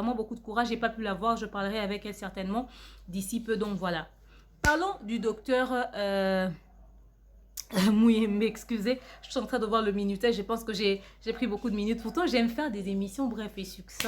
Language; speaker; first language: French; non-native, local second language; Lingala